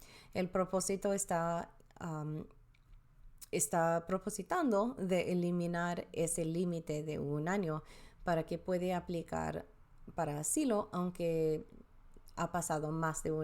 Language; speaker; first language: Spanish; early bilingual, heritage; Spanish